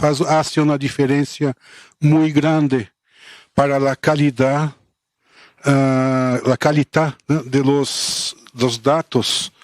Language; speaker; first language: Spanish; non-native, fluent; Portuguese